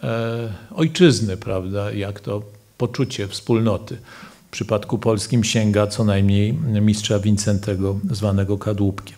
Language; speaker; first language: Polish; native; Polish